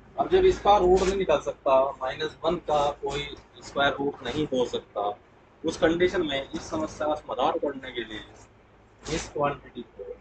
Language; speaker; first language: Hindi; native; Hindi